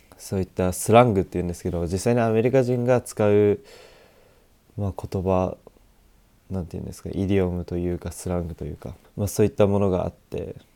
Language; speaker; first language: Japanese; native; Japanese